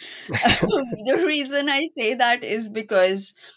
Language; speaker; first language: English; non-native, local second language; Urdu